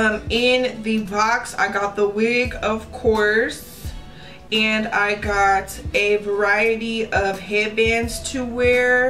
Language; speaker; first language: English; native; English